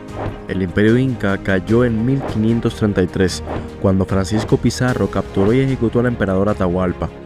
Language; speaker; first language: Spanish; native; Spanish